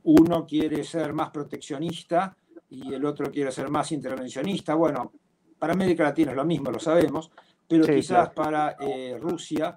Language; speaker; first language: Spanish; native; Spanish